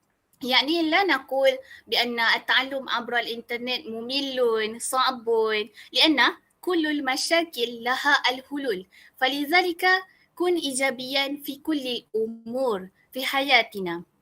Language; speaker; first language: Arabic; non-native, learner; Malay